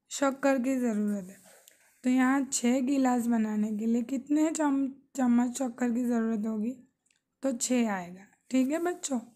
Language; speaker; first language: Urdu; native; Urdu